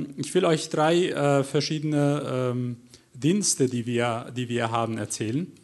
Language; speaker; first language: German; non-native, fluent; Arabic